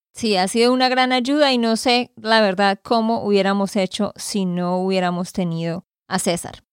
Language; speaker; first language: Spanish; native; Spanish